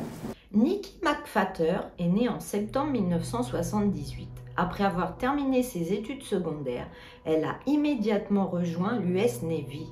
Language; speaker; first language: French; native; French